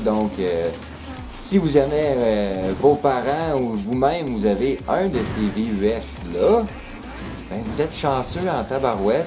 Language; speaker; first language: French; native; French